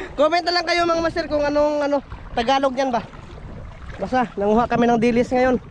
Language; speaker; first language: Filipino; non-native, local second language; Cebuano